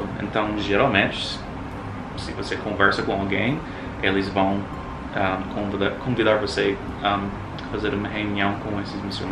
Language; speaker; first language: Portuguese; non-native, fluent; English